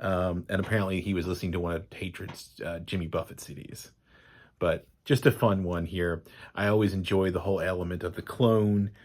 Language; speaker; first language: English; native; English